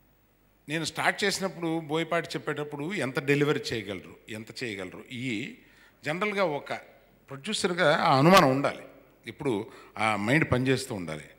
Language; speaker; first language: Telugu; native; Telugu